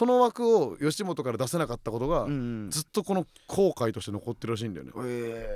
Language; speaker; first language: Japanese; native; Japanese